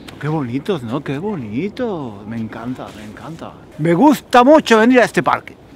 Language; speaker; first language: Spanish; native; Spanish